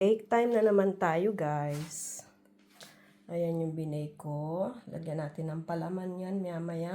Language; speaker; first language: Filipino; native; Filipino